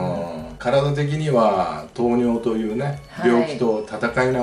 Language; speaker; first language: Japanese; native; Japanese